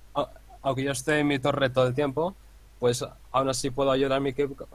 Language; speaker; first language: Spanish; non-native, fluent; Dutch